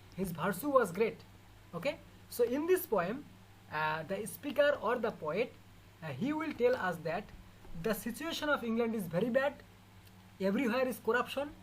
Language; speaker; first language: English; non-native, local second language; Bangla